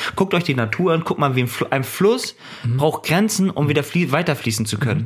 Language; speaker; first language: German; early bilingual, other home language; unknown